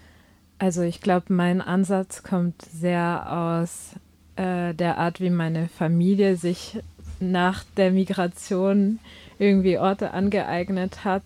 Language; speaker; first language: German; early bilingual, other home language; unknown